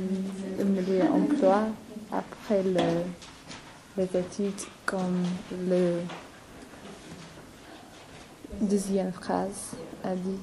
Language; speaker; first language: French; non-native, learner; English